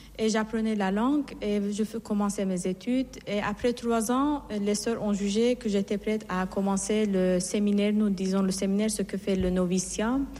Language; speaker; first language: French; non-native, fluent; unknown